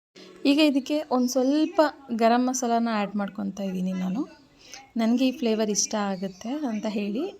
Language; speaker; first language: Kannada; native; Kannada